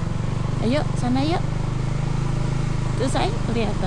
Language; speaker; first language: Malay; non-native, local second language; Javanese